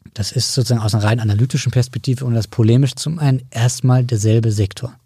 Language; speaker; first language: German; native; German